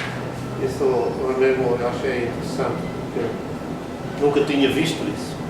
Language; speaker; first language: Portuguese; non-native, fluent; Dutch